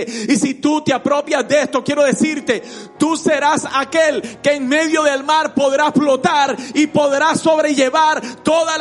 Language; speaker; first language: Spanish; native; Spanish